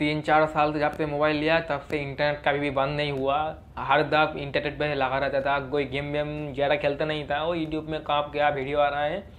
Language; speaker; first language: Hindi; non-native, local second language; Bangla